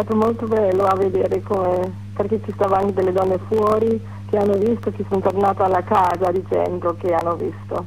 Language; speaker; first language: Italian; non-native, fluent; German